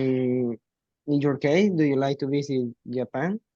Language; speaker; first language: English; non-native, learner; Spanish